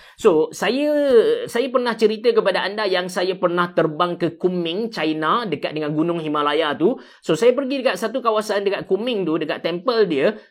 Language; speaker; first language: Malay; native; Malay